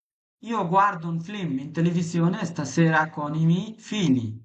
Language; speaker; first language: Italian; non-native, fluent; Bangla